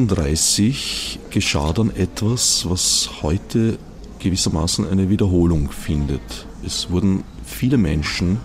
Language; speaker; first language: German; native; German